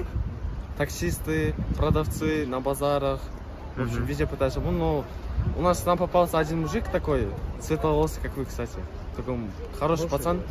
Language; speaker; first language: Russian; native; Russian